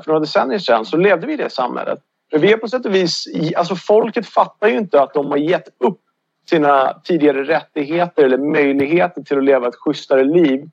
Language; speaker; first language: Swedish; native; Swedish